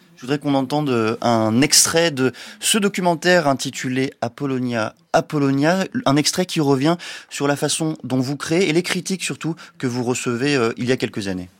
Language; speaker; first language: French; native; French